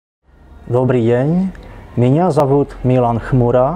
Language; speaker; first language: Russian; non-native, learner; Czech